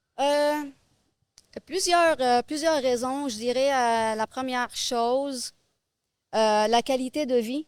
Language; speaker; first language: French; non-native, local second language; Arabic